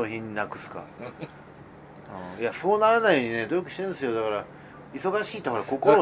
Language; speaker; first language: Japanese; native; Japanese